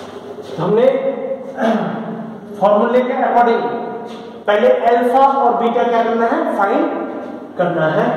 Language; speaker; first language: Hindi; native; Hindi